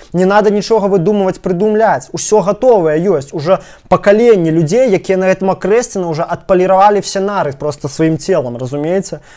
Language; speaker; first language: Belarusian; non-native, local second language; Russian